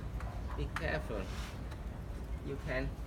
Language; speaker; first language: English; non-native, learner; Vietnamese